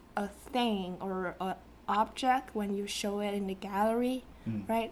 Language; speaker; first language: English; non-native, fluent; Chinese